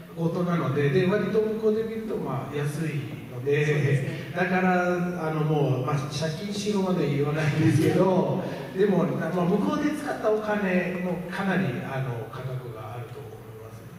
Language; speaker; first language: Japanese; non-native, fluent; Italian